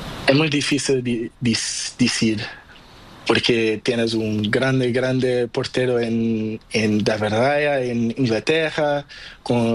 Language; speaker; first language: Spanish; non-native, learner; Portuguese